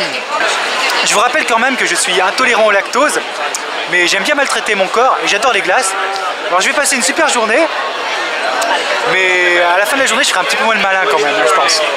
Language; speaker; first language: French; native; French